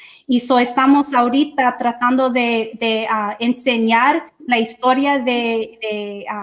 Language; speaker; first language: Spanish; early bilingual, heritage; English